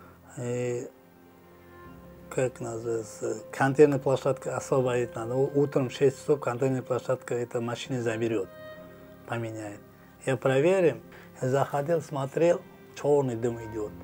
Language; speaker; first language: Russian; non-native, learner; Uzbek